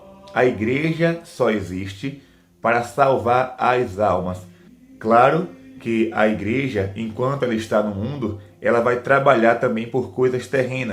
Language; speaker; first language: Portuguese; native; Portuguese